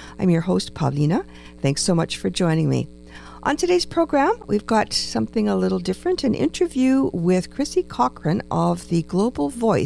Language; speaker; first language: English; early bilingual, other home language; Ukrainian